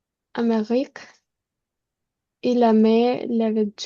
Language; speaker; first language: French; non-native, learner; Spanish